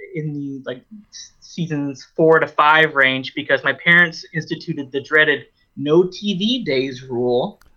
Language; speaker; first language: English; native; English